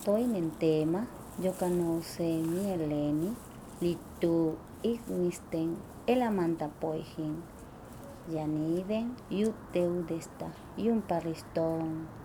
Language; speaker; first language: Finnish; non-native, fluent; Spanish